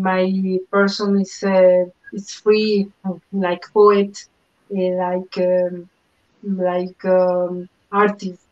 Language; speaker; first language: English; non-native, learner; Spanish